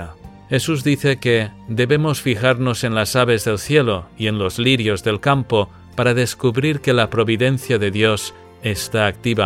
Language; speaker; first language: Spanish; native; Spanish